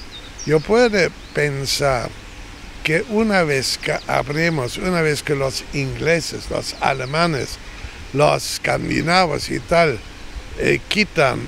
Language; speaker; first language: Spanish; non-native, fluent; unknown